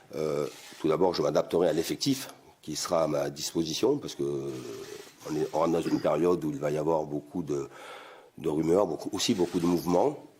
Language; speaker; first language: French; native; French